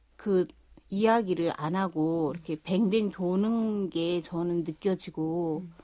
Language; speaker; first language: Korean; native; Korean